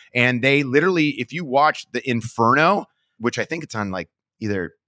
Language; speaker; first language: English; native; English